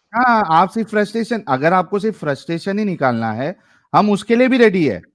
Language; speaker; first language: Hindi; native; Hindi